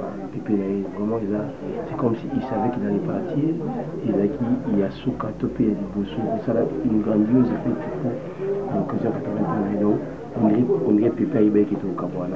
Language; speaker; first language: French; non-native, local second language; Lingala